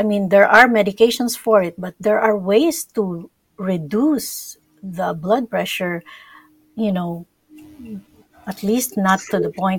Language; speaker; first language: English; non-native, local second language; Filipino